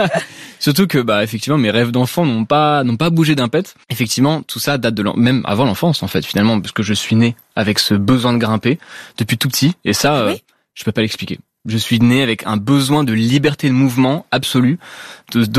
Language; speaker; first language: French; native; French